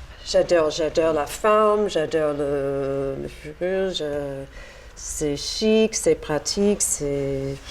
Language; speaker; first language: French; non-native, fluent; English